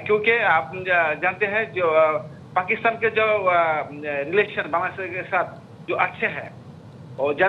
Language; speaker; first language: Hindi; non-native, fluent; Bangla